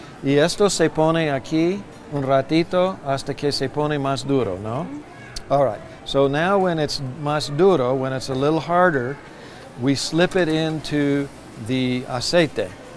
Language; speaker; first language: Spanish; non-native, fluent; English